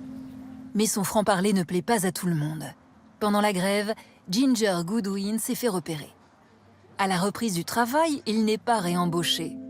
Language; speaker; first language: French; native; French